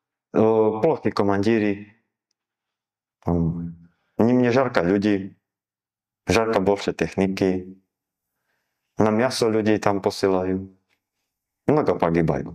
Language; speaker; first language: Russian; non-native, learner; Slovak